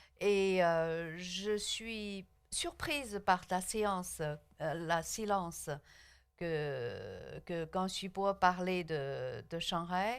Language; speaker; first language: French; non-native, local second language; Chinese